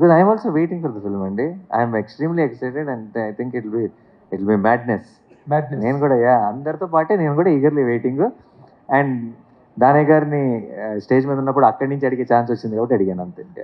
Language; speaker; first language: Telugu; native; Telugu